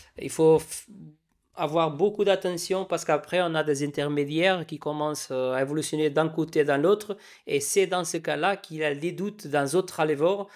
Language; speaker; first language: French; non-native, fluent; Spanish